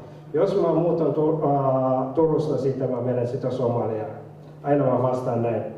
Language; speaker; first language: Finnish; non-native, fluent; Somali